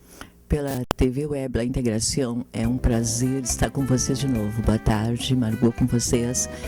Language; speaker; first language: Portuguese; non-native, fluent; Spanish